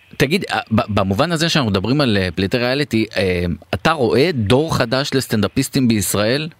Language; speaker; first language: Hebrew; native; Hebrew